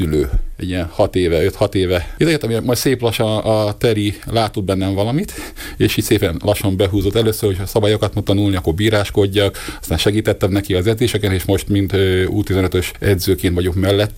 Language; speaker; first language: Hungarian; native; Hungarian